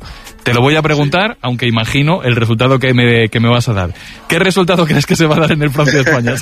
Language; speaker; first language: Spanish; native; Spanish